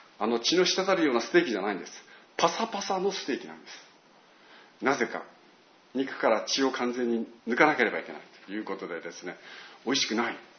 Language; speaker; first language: Japanese; native; Japanese